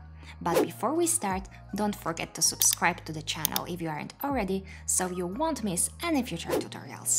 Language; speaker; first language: English; non-native, fluent; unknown